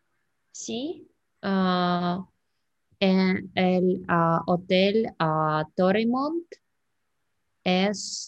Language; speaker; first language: Spanish; non-native, learner; English